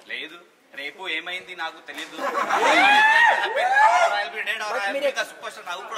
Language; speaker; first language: Telugu; non-native, local second language; Hindi